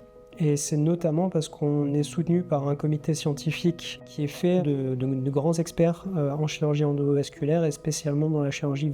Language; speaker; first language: French; native; French